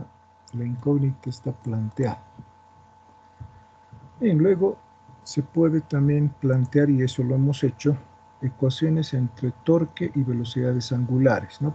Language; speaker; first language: Spanish; native; Spanish